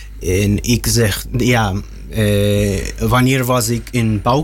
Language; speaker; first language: Dutch; non-native, learner; Russian